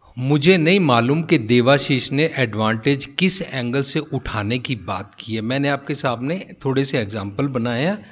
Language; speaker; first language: Hindi; non-native, local second language; Punjabi